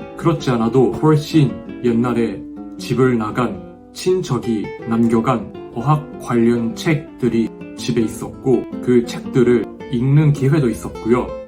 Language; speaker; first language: Korean; non-native, fluent; Japanese